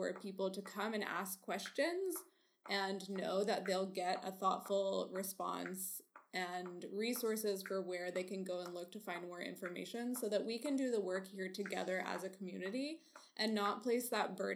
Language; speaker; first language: English; native; English